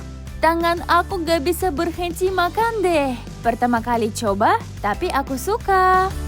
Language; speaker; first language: Indonesian; non-native, fluent; Russian